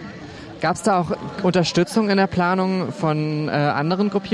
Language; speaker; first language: German; native; German